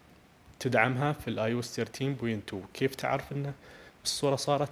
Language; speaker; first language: Arabic; native; Arabic